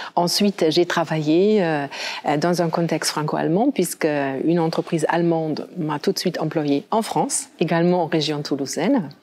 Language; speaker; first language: French; non-native, fluent; German